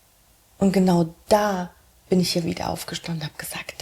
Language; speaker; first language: German; early bilingual, heritage; German